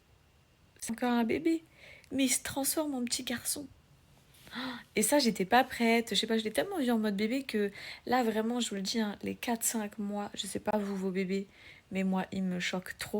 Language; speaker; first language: French; native; French